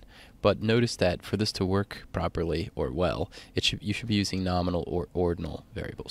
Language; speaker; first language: English; native; English